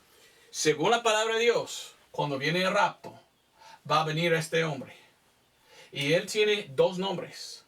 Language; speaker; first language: Spanish; non-native, fluent; English